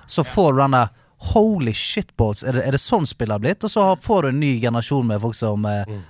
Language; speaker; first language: Norwegian; native; Norwegian